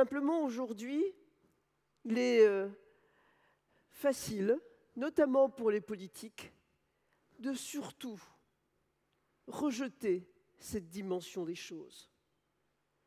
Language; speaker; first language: French; native; French